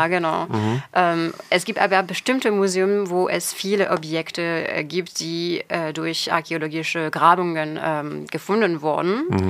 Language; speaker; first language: German; non-native, fluent; French